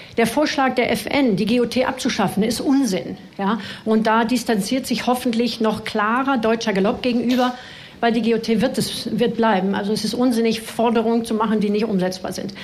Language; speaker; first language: German; non-native, fluent; French